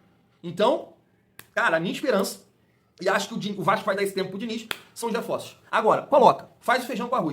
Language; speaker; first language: Portuguese; native; Portuguese